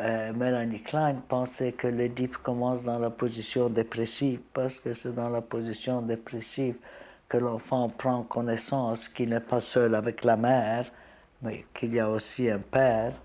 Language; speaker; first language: French; non-native, fluent; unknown